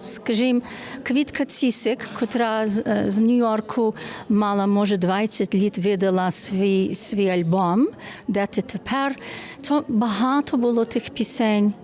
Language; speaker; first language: Ukrainian; early bilingual, heritage; Ukrainian